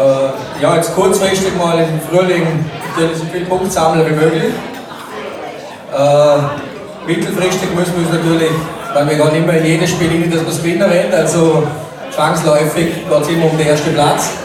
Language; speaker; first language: German; native; German